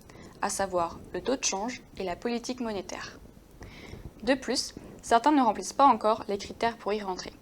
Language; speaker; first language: French; native; French